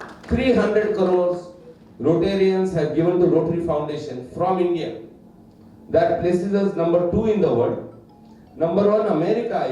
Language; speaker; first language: English; non-native, local second language; Telugu